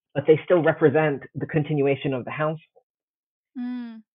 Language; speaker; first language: English; early bilingual, heritage; Italian